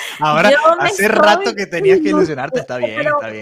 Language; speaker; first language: Spanish; native; Spanish